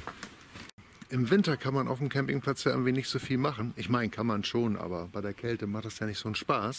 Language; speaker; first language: German; native; German